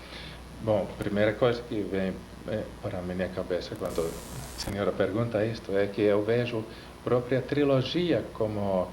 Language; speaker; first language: Portuguese; non-native, fluent; Finnish